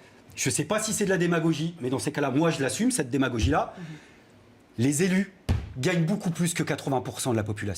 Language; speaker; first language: French; native; French